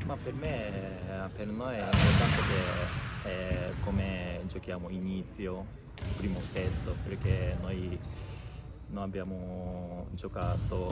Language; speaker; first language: Italian; non-native, learner; Japanese